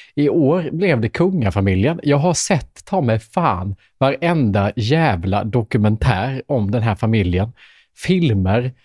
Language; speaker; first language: Swedish; native; Swedish